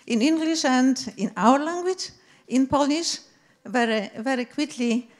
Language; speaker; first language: English; non-native, fluent; Polish